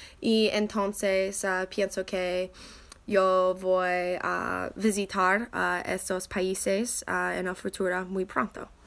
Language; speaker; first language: Spanish; non-native, learner; English